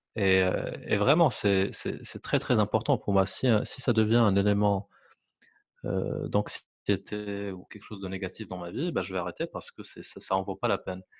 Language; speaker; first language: French; non-native, local second language; Arabic